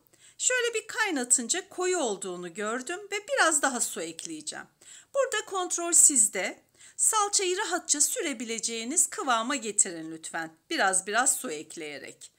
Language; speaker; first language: Turkish; native; Turkish